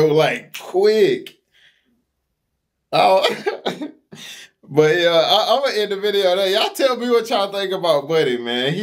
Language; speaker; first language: English; native; English